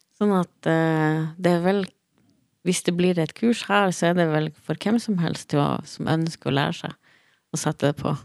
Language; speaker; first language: Norwegian; native; Norwegian